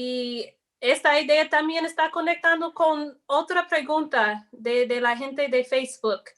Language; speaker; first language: Spanish; non-native, fluent; English